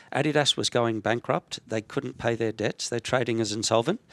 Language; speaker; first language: English; native; English